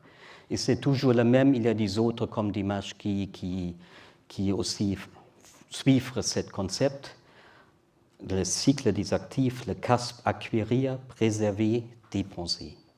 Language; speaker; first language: French; non-native, learner; German